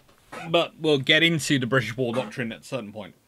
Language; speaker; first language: English; native; English